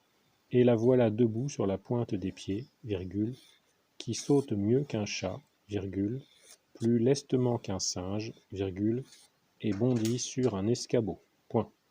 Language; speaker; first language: French; native; French